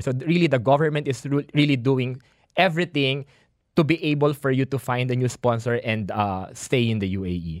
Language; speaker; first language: English; non-native, local second language; Filipino